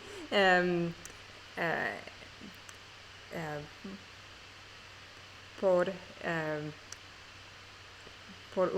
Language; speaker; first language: Portuguese; non-native, learner; English